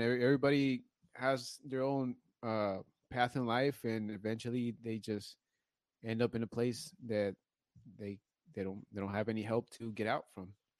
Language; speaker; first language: English; early bilingual, other home language; Spanish